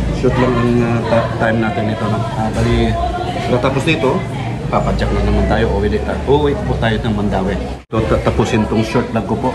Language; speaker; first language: Filipino; non-native, local second language; Cebuano